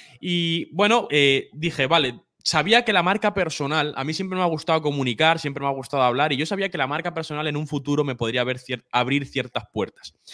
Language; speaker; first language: Spanish; native; Spanish